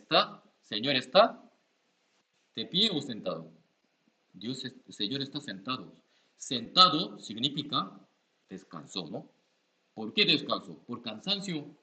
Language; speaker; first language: Spanish; non-native, learner; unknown